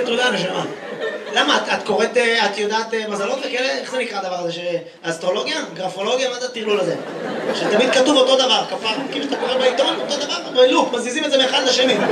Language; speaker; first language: Hebrew; native; Hebrew